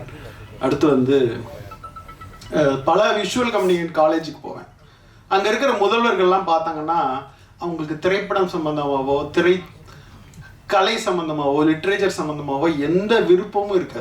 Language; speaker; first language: Tamil; native; Tamil